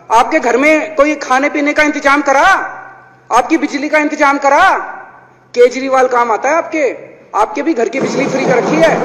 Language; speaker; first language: Hindi; native; Hindi